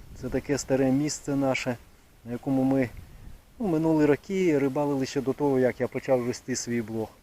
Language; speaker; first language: Ukrainian; native; Ukrainian